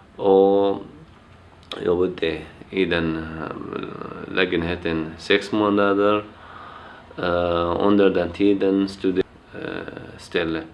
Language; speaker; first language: Swedish; non-native, learner; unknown